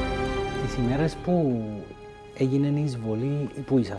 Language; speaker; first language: Greek; native; Greek